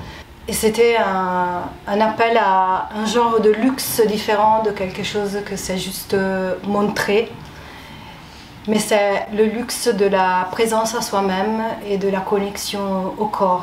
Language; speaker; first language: French; non-native, fluent; Italian